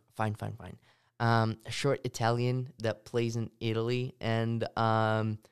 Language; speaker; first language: English; early bilingual, other home language; Russian